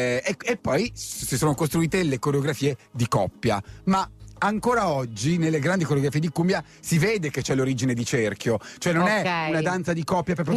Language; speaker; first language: Italian; native; Italian